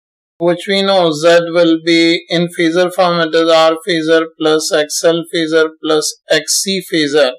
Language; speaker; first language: English; non-native, local second language; Hindi